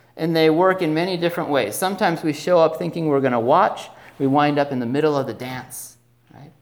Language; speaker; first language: English; native; English